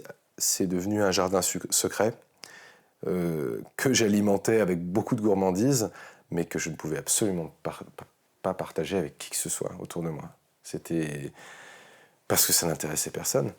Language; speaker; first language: French; native; French